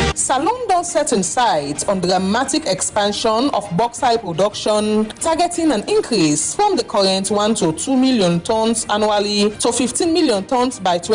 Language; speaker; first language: English; non-native, local second language; Krio